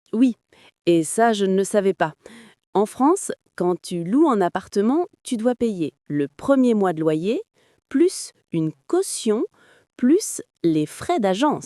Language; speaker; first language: French; non-native, fluent; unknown